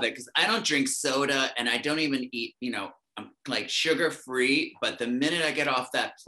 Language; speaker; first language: English; native; English